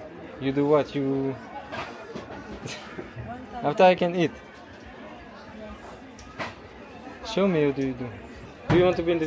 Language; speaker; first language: English; non-native, learner; French